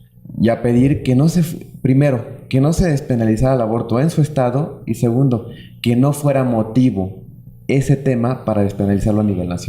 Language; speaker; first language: Spanish; native; Spanish